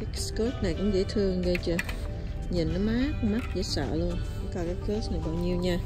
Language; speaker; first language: Vietnamese; native; Vietnamese